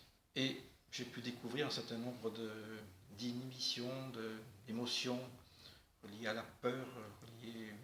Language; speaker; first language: French; native; French